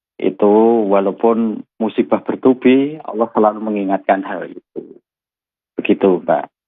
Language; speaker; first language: Malay; non-native, local second language; Javanese